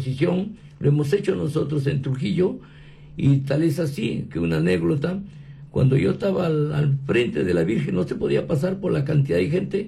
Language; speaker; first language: Spanish; native; Spanish